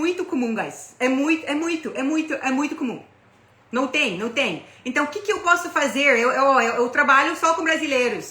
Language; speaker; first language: Portuguese; non-native, fluent; English